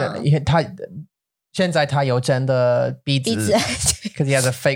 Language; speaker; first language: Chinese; non-native, learner; English